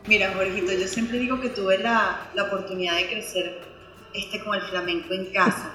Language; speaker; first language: Spanish; native; Spanish